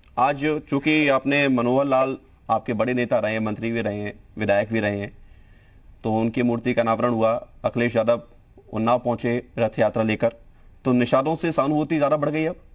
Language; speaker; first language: Hindi; native; Hindi